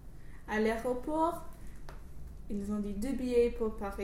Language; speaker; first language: French; non-native, learner; English